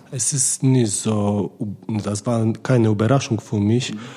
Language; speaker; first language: German; non-native, learner; Polish